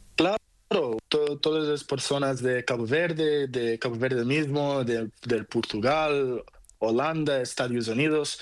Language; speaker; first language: Spanish; non-native, learner; Portuguese